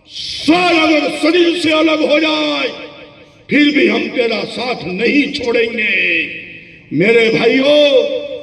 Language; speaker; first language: Hindi; non-native, local second language; Gujarati